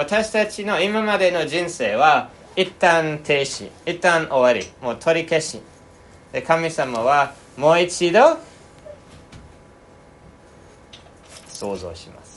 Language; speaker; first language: Japanese; non-native, fluent; English